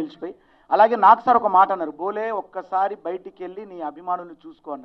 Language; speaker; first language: Telugu; native; Telugu